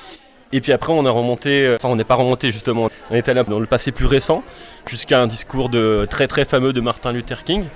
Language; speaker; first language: French; native; French